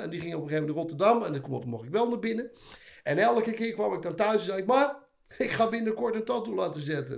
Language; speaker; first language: Dutch; native; Dutch